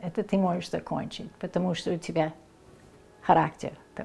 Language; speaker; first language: Russian; early bilingual, heritage; Russian